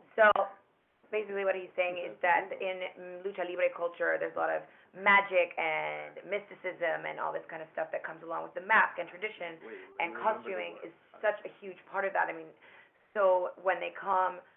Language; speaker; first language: English; native; English